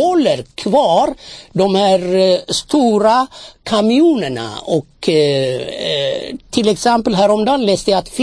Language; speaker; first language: Swedish; non-native, fluent; Amharic